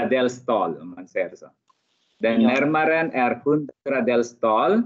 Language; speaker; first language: Swedish; non-native, fluent; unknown